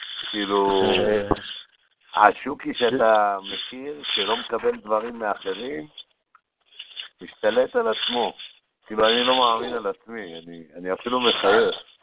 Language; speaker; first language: Hebrew; native; Hebrew